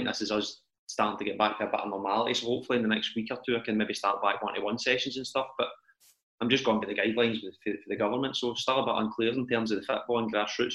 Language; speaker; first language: English; native; English